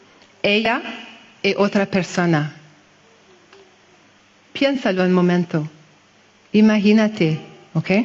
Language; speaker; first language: Spanish; non-native, fluent; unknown